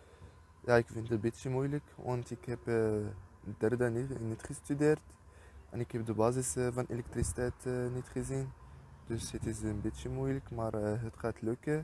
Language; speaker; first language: Dutch; non-native, learner; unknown